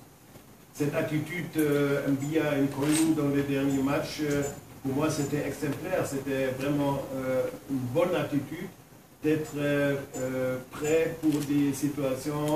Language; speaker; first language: French; non-native, fluent; German